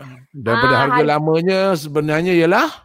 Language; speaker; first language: Malay; native; Malay